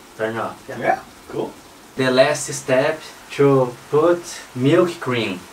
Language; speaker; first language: English; non-native, learner; Portuguese